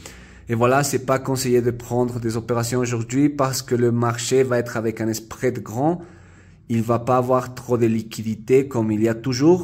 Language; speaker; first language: French; non-native, fluent; Spanish